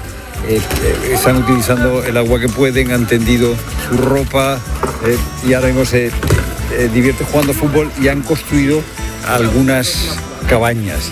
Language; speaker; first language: Spanish; native; Spanish